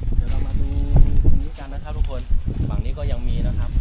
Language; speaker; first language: Thai; non-native, fluent; Chinese